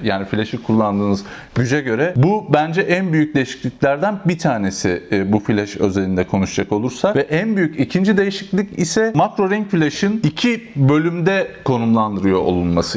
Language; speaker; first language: Turkish; native; Turkish